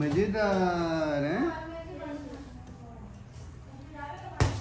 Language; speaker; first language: Turkish; non-native, learner; Urdu